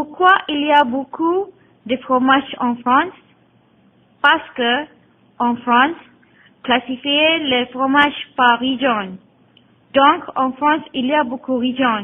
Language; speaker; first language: French; non-native, learner; Malay